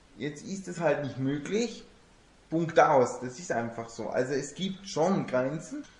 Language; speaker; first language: German; non-native, fluent; Italian